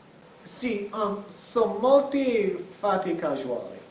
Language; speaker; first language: Italian; non-native, learner; English